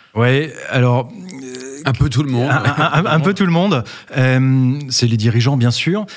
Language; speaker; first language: French; native; French